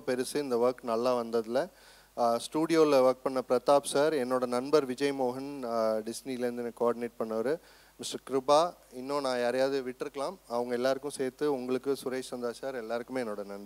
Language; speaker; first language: Tamil; native; Tamil